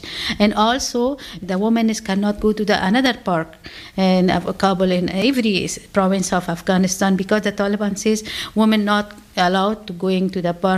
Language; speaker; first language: English; non-native, learner; Persian